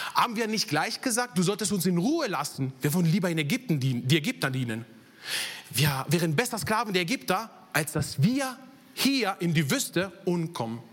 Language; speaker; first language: German; non-native, fluent; Italian